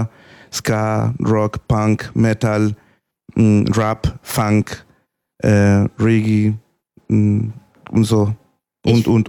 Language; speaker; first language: German; non-native, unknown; Spanish